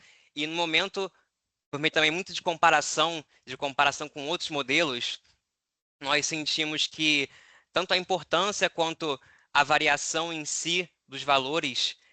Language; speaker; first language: Portuguese; native; Portuguese